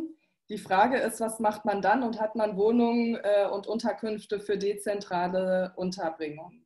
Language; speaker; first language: German; native; German